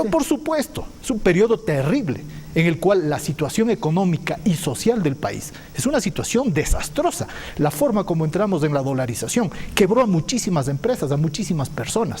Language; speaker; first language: Spanish; native; Spanish